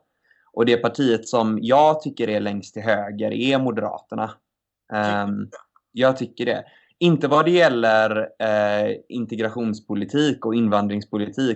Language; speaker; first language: Swedish; native; Swedish